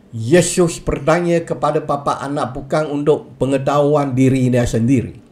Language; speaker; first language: Malay; non-native, local second language; Chinese